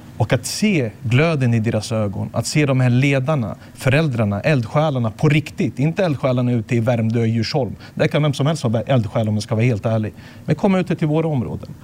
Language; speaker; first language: Swedish; early bilingual, other home language; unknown